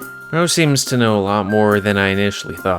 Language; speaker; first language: English; native; English